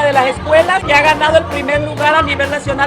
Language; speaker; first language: Spanish; native; Spanish